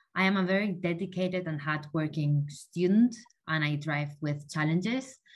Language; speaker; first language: English; non-native, fluent; Spanish